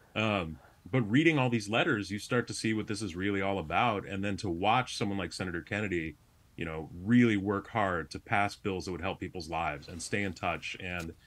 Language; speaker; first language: English; native; English